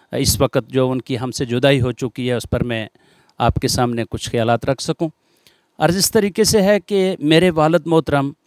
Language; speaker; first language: Hindi; non-native, local second language; Gujari